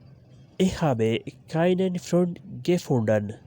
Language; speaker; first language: German; non-native, learner; Urdu